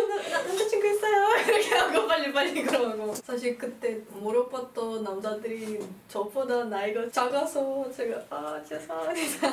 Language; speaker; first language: Korean; non-native, fluent; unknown